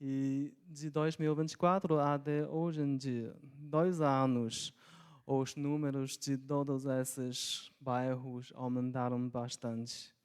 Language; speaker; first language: Portuguese; non-native, local second language; Chinese